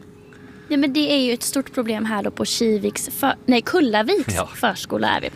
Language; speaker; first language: Swedish; native; Swedish